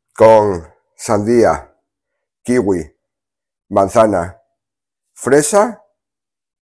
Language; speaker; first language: Spanish; native; Spanish